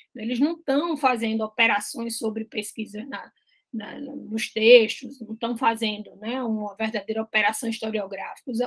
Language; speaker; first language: Portuguese; native; Portuguese